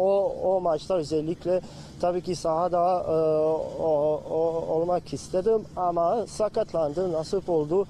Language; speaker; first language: Turkish; non-native, learner; Bosnian